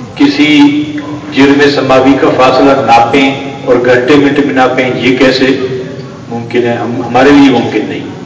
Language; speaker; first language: Urdu; non-native, local second language; Pashto